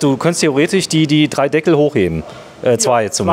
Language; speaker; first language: German; native; German